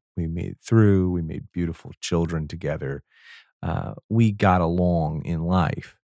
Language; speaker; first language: English; native; English